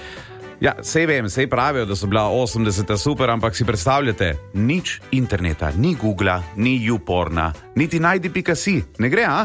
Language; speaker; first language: Slovenian; native; Slovenian